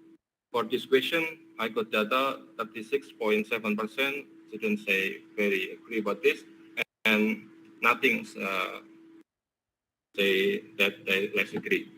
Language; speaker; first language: English; non-native, learner; Indonesian